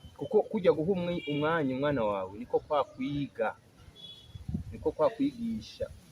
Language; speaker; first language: Rundi; early bilingual, heritage; Rundi